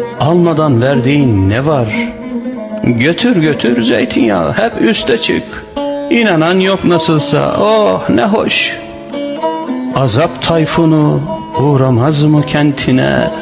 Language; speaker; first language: Turkish; native; Turkish